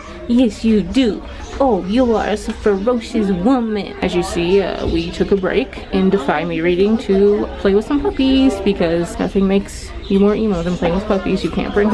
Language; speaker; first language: English; native; English